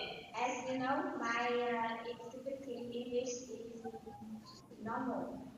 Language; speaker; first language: English; non-native, learner; Vietnamese